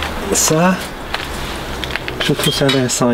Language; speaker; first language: French; non-native, learner; Chinese